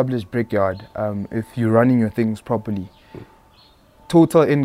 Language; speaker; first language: English; non-native, local second language; Tsonga